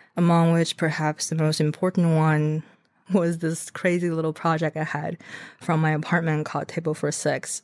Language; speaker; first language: English; non-native, fluent; Chinese